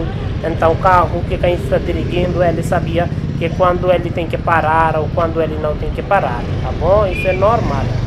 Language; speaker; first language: Portuguese; non-native, learner; Hindi